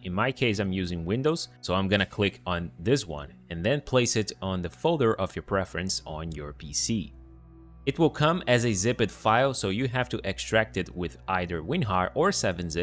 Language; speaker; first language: English; non-native, fluent; Portuguese